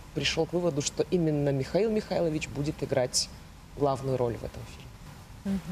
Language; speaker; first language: Russian; native; Russian